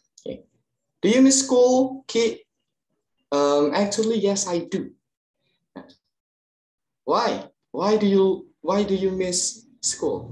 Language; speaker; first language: English; non-native, fluent; Indonesian